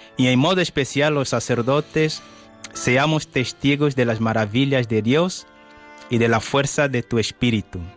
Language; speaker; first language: Spanish; non-native, fluent; Portuguese